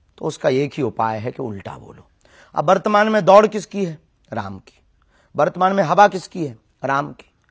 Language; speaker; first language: Hindi; native; Hindi